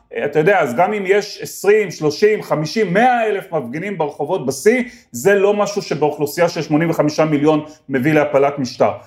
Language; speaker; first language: Hebrew; native; Hebrew